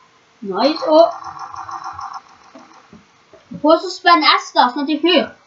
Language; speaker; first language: Norwegian; native; Norwegian